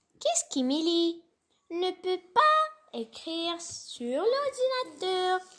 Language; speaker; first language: French; non-native, local second language; Arabic